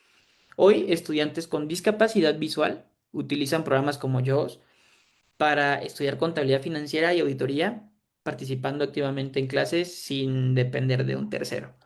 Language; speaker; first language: Spanish; native; Spanish